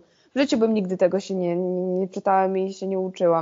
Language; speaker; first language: Polish; non-native, fluent; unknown